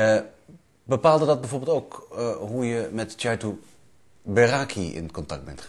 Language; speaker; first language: Dutch; native; Dutch